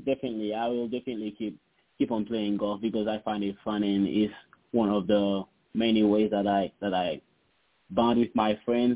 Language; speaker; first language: English; non-native, fluent; Haitian Creole